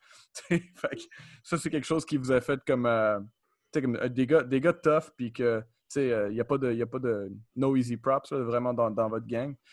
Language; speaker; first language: French; native; French